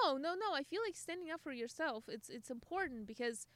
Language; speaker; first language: English; non-native, fluent; Russian